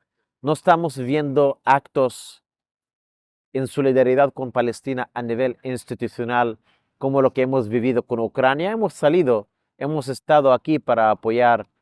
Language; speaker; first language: Spanish; non-native, fluent; Arabic